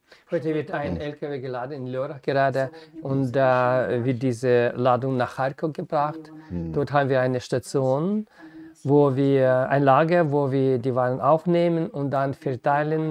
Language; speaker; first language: German; non-native, fluent; Ukrainian